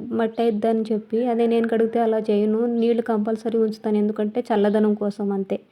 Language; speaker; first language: Telugu; native; Telugu